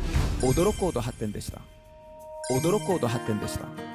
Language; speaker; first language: Japanese; non-native, fluent; Korean